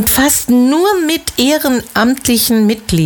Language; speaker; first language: German; native; German